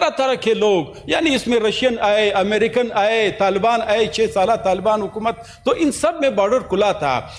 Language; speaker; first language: Urdu; non-native, local second language; Pashto